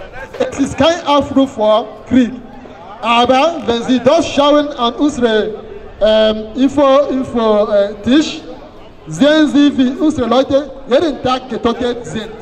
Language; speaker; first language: German; non-native, fluent; Igbo